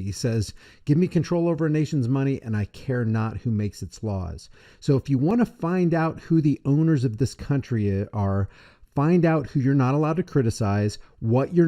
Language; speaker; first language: English; native; English